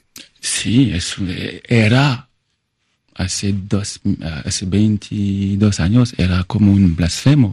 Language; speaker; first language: Spanish; non-native, fluent; French